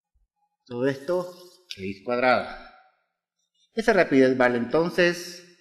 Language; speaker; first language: Spanish; native; Spanish